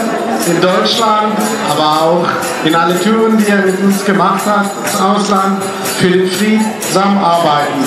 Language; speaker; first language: German; non-native, fluent; Korean